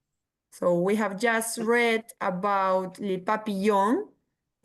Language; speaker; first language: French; non-native, fluent; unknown